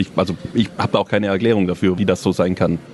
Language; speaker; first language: German; native; German